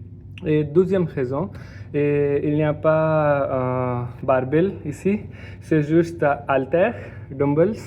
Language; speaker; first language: French; non-native, learner; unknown